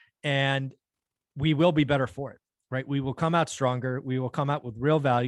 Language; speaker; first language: English; native; English